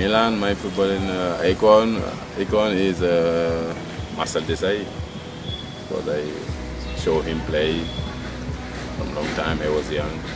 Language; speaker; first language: English; non-native, learner; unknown